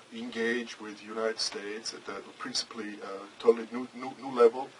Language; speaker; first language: English; non-native, fluent; Armenian